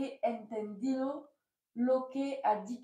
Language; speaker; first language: Spanish; non-native, learner; French